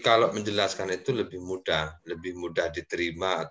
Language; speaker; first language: Indonesian; native; Indonesian